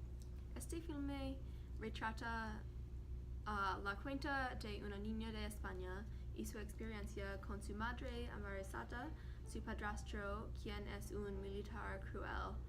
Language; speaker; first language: Spanish; non-native, learner; English